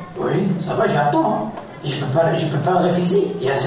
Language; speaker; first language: French; non-native, learner; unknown